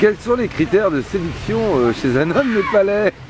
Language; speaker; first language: French; native; French